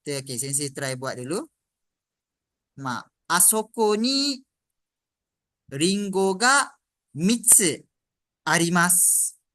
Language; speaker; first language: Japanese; non-native, fluent; Malay